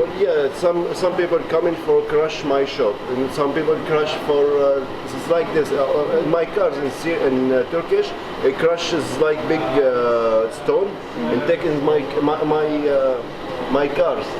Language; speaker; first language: English; non-native, learner; Arabic